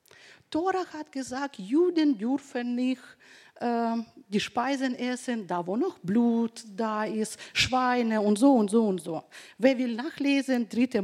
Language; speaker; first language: German; non-native, fluent; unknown